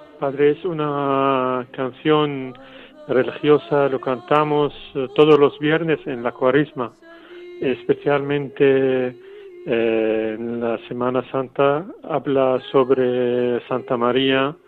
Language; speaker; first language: Spanish; non-native, fluent; Arabic